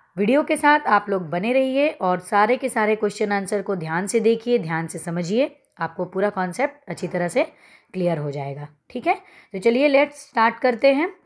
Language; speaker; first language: Hindi; native; Hindi